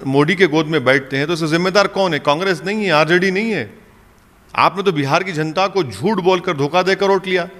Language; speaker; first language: Hindi; non-native, local second language; Urdu